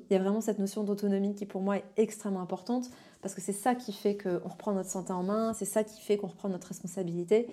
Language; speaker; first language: French; native; French